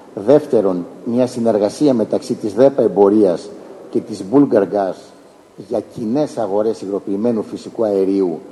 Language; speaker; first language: Greek; native; Greek